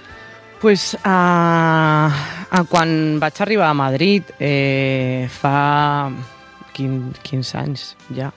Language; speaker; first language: Catalan; non-native, learner; Spanish